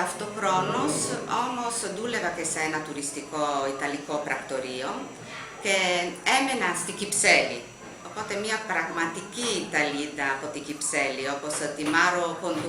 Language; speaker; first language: Greek; non-native, fluent; Italian